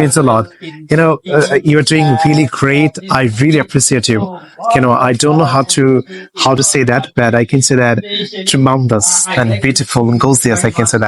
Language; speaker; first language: English; non-native, local second language; Bangla